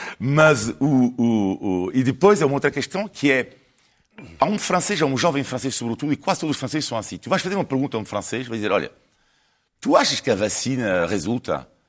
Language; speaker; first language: Portuguese; non-native, fluent; French